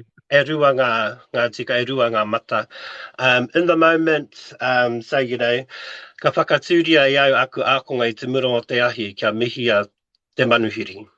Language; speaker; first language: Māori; non-native, local second language; English